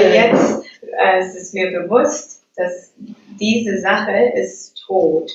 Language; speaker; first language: German; non-native, fluent; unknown